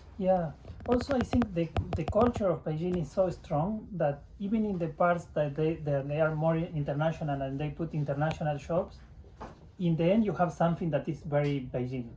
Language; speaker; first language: English; non-native, learner; Spanish